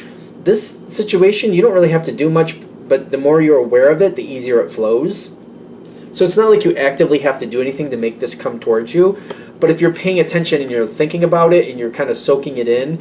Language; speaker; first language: English; native; English